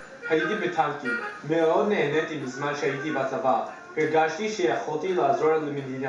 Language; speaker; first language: Hebrew; non-native, learner; English